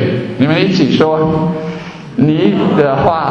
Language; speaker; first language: Chinese; non-native, fluent; German